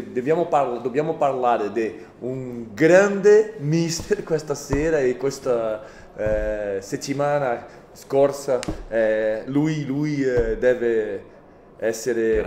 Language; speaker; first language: Italian; non-native, fluent; Portuguese